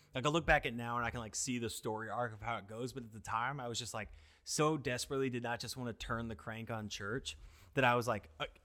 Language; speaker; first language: English; native; English